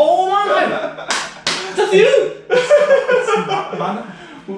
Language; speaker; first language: English; non-native, learner; Japanese